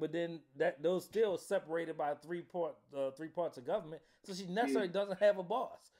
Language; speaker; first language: English; native; English